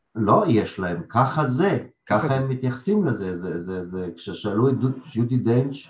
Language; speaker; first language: Hebrew; early bilingual, other home language; Russian